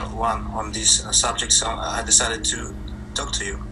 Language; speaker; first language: English; non-native, fluent; Slovenian